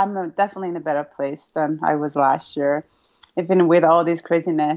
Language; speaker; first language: English; non-native, fluent; Rundi